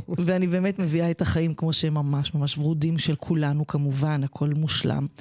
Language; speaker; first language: Hebrew; native; Hebrew